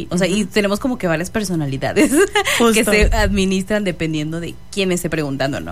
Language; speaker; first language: Spanish; native; Spanish